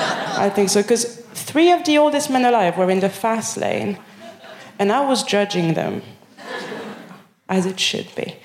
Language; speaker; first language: English; non-native, fluent; French